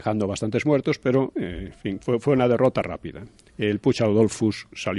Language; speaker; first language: Spanish; native; Spanish